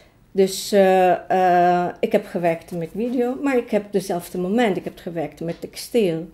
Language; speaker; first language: Dutch; non-native, fluent; Greek